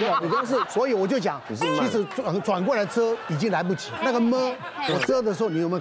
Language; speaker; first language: Chinese; native; Chinese